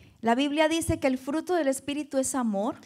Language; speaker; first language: Spanish; native; Spanish